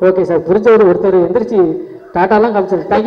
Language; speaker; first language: Tamil; native; Tamil